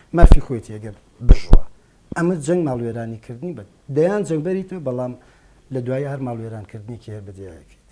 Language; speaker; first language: Central Kurdish; non-native, local second language; Gurani